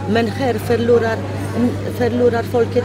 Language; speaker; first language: Swedish; non-native, fluent; Polish